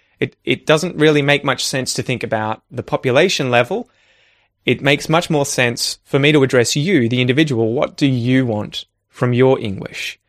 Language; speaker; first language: English; native; English